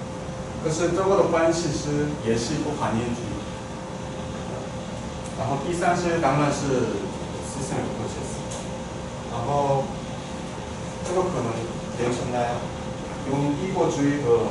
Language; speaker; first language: Chinese; non-native, fluent; Korean